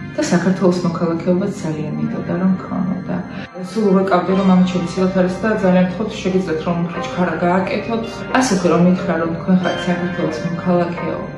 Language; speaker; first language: Georgian; native; Georgian